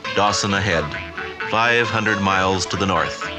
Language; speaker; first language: English; native; English